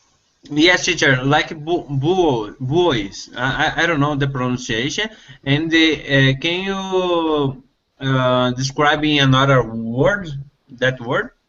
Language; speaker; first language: English; non-native, learner; Portuguese